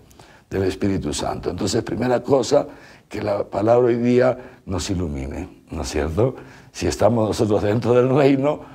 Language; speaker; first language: Spanish; native; Spanish